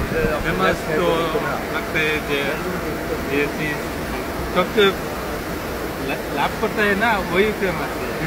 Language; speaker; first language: Hindi; non-native, learner; Bangla